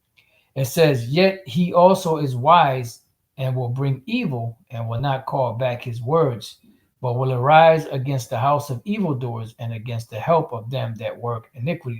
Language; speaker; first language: English; native; English